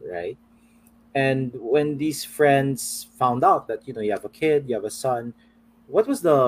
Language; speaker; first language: English; non-native, local second language; Filipino